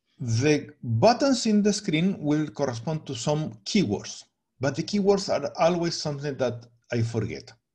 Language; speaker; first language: English; non-native, fluent; Spanish